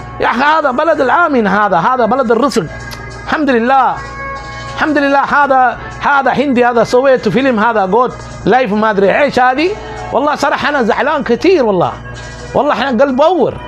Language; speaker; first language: Arabic; non-native, learner; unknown